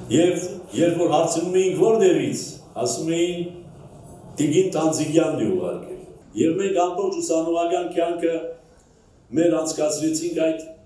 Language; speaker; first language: Armenian; native; Armenian